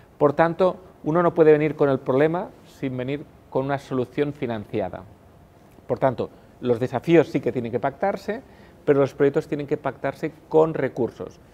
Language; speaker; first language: Spanish; non-native, local second language; Catalan